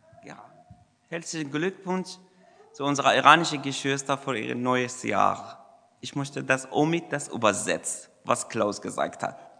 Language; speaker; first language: German; non-native, fluent; Persian